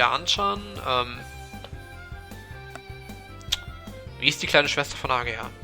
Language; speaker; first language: German; native; German